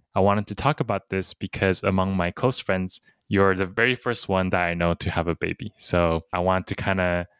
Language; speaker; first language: English; early bilingual, other home language; Chinese